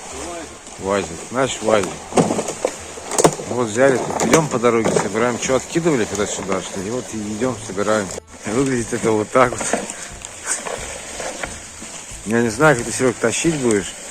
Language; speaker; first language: Russian; native; Russian